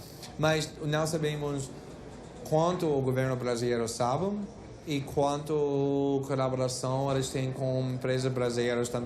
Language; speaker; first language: Portuguese; non-native, fluent; English